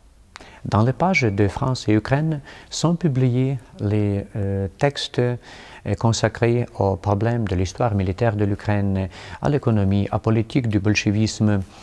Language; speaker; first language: French; non-native, fluent; Ukrainian